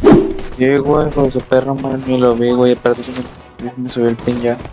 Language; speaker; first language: Spanish; native; Spanish